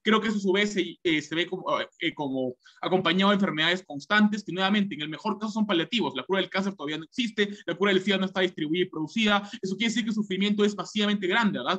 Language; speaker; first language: Spanish; native; Spanish